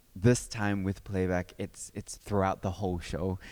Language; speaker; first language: English; native; English